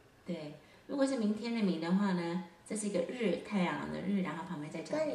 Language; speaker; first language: Chinese; native; Chinese